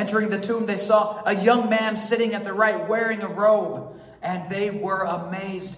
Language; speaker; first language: English; native; English